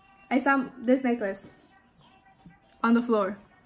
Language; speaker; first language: English; early bilingual, other home language; Spanish